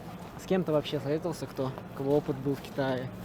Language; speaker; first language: Russian; native; Russian